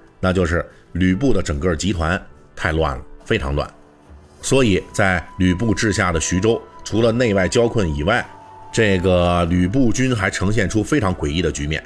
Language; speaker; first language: Chinese; native; Chinese